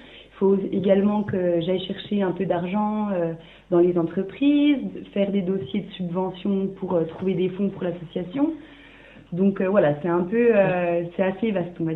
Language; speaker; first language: French; native; French